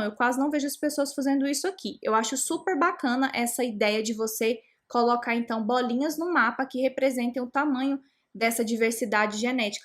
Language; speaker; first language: Portuguese; native; Portuguese